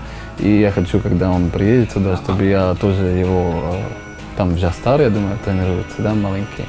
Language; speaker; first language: Russian; non-native, learner; Slovak